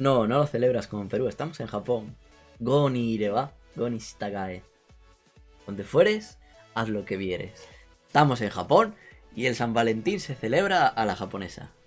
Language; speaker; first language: Spanish; native; Spanish